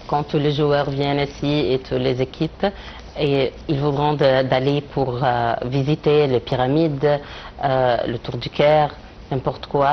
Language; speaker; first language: French; non-native, learner; Arabic